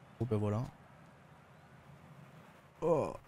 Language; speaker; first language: French; native; French